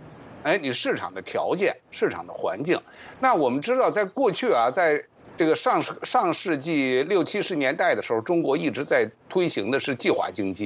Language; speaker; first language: Chinese; native; Chinese